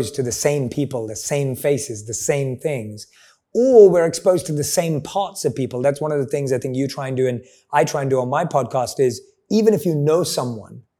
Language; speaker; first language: English; native; English